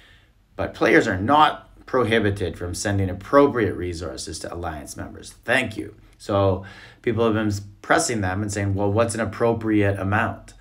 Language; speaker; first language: English; native; English